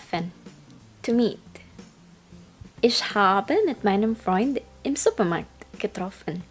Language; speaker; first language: German; non-native, fluent; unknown